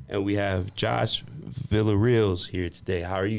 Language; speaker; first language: English; native; English